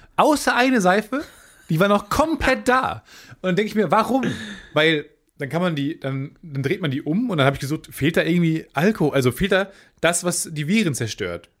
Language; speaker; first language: German; native; German